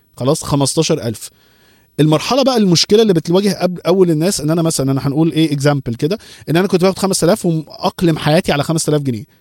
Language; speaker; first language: Arabic; early bilingual, heritage; Arabic